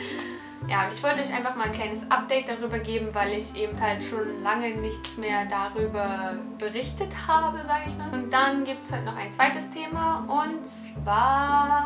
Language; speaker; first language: German; native; German